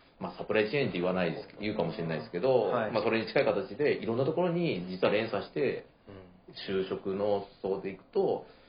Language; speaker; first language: Japanese; native; Japanese